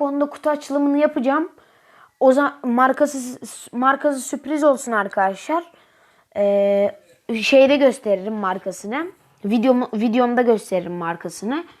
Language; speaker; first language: Turkish; native; Turkish